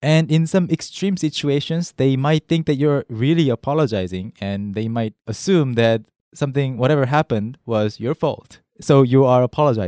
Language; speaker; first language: English; non-native, fluent; Korean